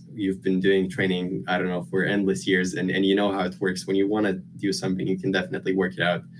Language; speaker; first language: English; non-native, fluent; Lithuanian